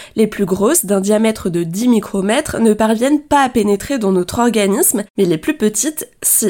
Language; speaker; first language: French; native; French